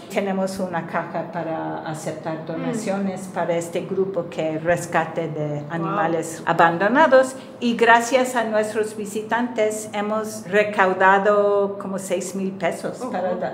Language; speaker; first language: Spanish; non-native, fluent; English